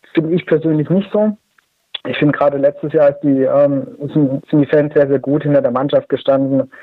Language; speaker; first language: German; native; German